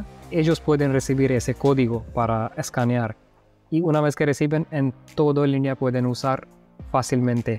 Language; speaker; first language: Spanish; non-native, fluent; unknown